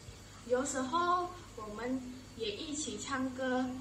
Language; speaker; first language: Chinese; non-native, learner; Indonesian